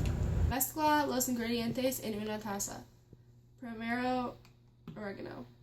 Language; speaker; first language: Spanish; non-native, learner; English